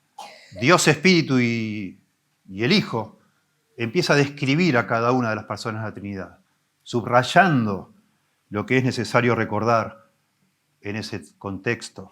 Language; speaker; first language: Spanish; native; Spanish